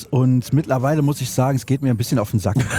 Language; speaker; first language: German; native; German